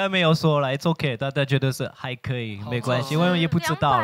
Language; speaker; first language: Chinese; non-native, fluent; French